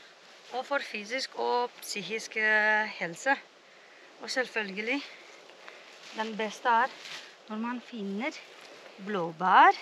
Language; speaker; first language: Norwegian; non-native, fluent; Romanian